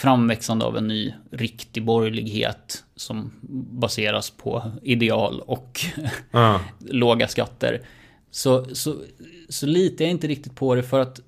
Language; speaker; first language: Swedish; native; Swedish